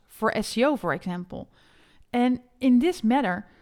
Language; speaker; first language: English; non-native, fluent; Dutch